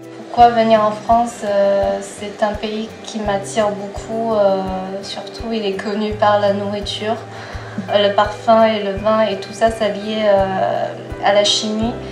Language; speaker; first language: French; non-native, fluent; Chinese